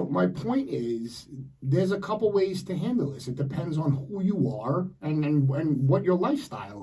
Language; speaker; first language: English; native; English